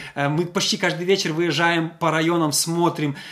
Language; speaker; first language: Russian; non-native, local second language; Ukrainian